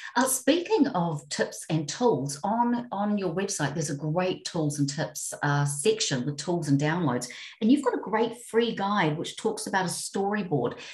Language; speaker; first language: English; native; English